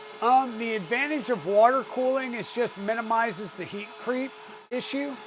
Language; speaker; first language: English; native; English